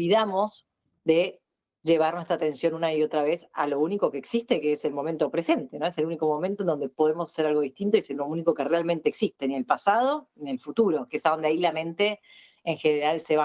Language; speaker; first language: Spanish; native; Spanish